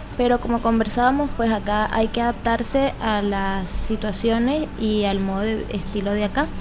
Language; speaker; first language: Spanish; native; Spanish